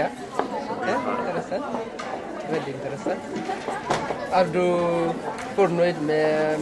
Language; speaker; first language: Norwegian; non-native, learner; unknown